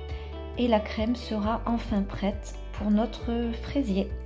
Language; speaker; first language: French; native; French